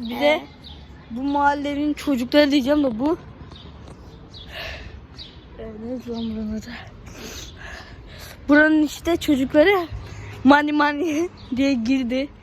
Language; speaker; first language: Turkish; native; Turkish